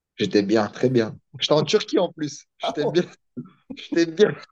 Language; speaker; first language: French; native; French